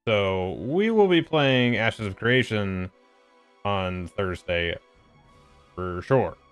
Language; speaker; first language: English; native; English